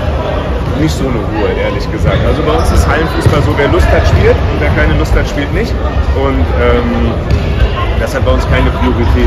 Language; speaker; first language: German; native; German